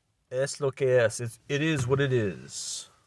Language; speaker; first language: Spanish; non-native, learner; English